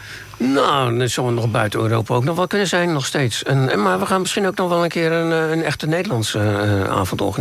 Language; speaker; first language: Dutch; native; Dutch